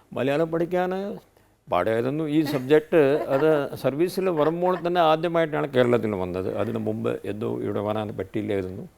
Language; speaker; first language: Malayalam; non-native, fluent; Hindi